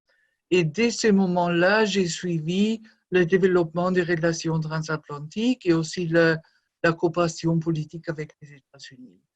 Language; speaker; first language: French; non-native, fluent; German